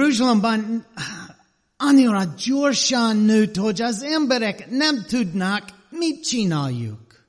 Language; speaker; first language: Hungarian; non-native, learner; English